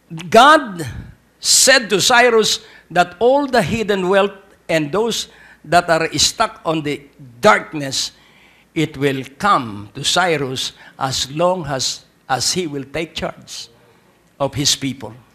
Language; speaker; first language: English; non-native, local second language; Filipino